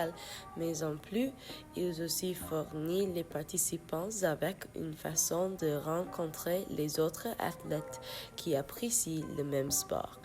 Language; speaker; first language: French; non-native, learner; English